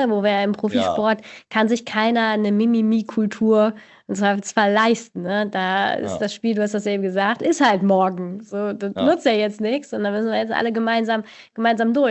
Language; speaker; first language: German; native; German